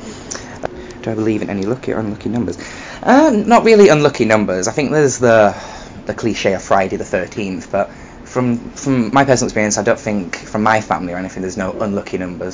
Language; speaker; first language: English; native; English